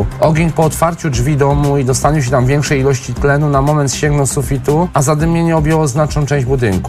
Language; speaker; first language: Polish; native; Polish